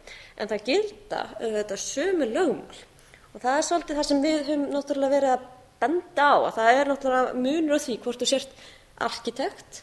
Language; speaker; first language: Icelandic; native; Icelandic